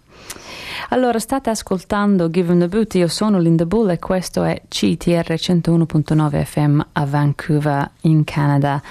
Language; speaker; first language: Italian; non-native, fluent; English